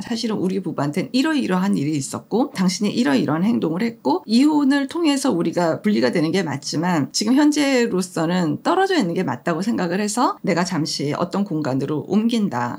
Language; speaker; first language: Korean; native; Korean